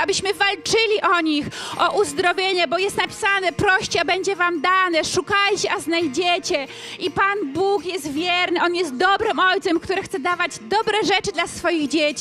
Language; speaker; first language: Polish; native; Polish